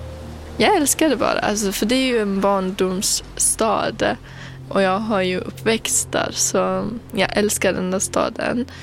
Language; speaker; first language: Swedish; non-native, fluent; Kurdish